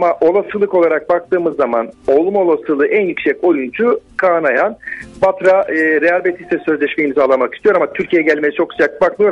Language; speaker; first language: Turkish; native; Turkish